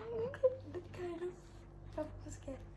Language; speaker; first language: English; non-native, local second language; Indonesian